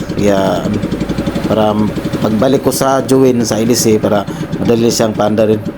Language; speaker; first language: Filipino; non-native, local second language; Cebuano